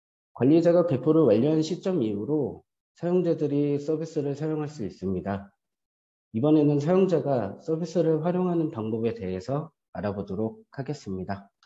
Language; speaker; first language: Korean; native; Korean